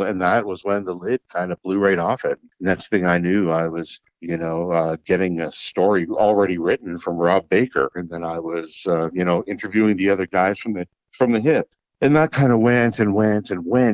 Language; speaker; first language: English; native; English